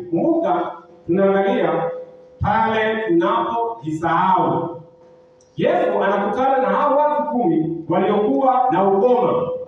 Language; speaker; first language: Swahili; non-native, local second language; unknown